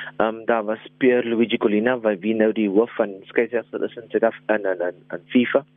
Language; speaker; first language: Afrikaans; non-native, local second language; English